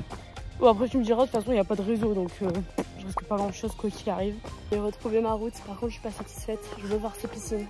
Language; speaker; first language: French; native; French